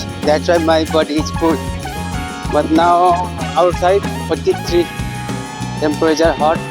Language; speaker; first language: English; non-native, learner; Nepali